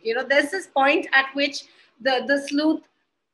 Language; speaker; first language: English; non-native, local second language; Hindi